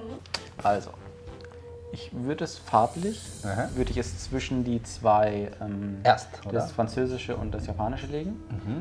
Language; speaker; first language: German; native; German